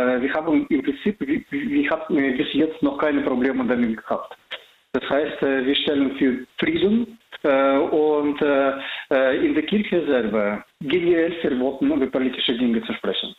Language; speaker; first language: German; non-native, fluent; Russian